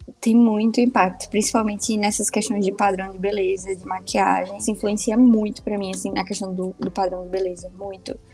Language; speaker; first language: Portuguese; native; Portuguese